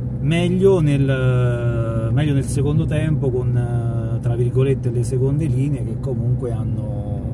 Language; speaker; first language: Italian; native; Italian